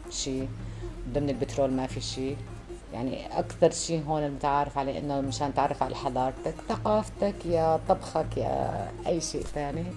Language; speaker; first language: Arabic; native; Arabic